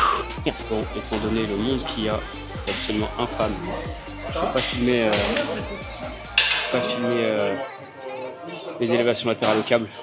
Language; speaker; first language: French; native; French